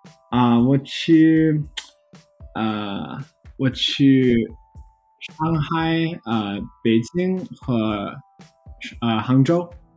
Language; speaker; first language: Chinese; non-native, learner; English